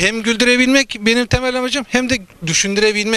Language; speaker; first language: Turkish; native; Turkish